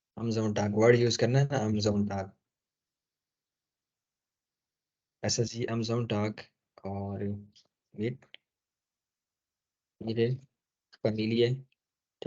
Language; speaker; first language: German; non-native, fluent; Urdu